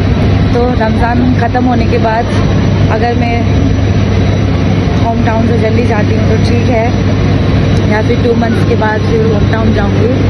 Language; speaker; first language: Hindi; non-native, local second language; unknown